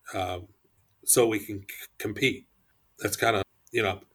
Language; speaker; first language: English; native; English